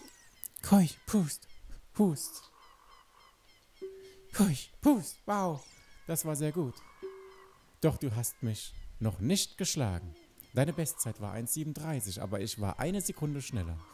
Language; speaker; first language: German; native; German